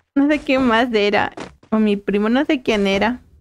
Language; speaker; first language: Spanish; native; Spanish